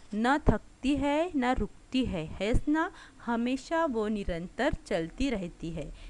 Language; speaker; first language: Hindi; non-native, local second language; Marathi